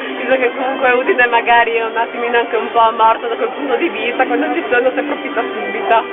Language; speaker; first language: Italian; native; Italian